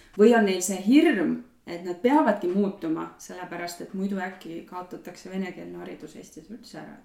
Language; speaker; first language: Estonian; native; Estonian